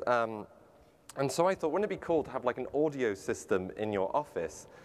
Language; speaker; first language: English; native; English